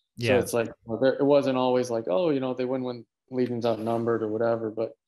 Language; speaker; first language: English; native; English